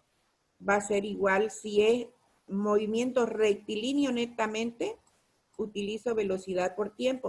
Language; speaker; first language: Spanish; native; Spanish